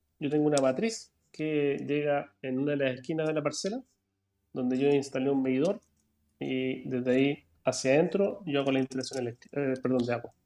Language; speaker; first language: Spanish; native; Spanish